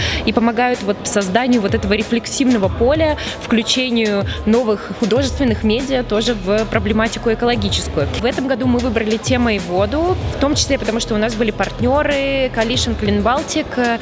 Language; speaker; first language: Russian; native; Russian